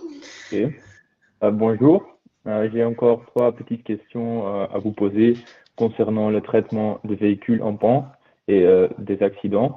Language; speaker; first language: French; non-native, local second language; Dutch